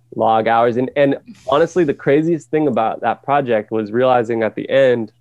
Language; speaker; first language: English; native; English